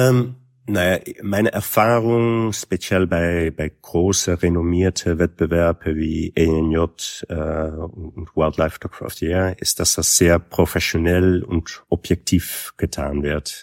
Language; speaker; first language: German; non-native, fluent; Dutch